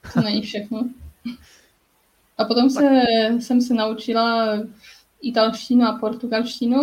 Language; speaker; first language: Czech; non-native, learner; Polish